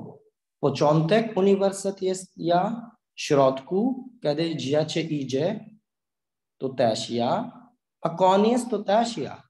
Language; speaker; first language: Polish; non-native, learner; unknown